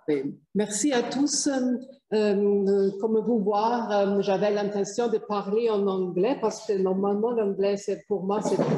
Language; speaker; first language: French; non-native, fluent; German